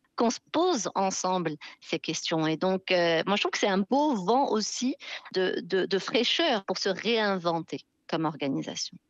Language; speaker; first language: French; non-native, local second language; Arabic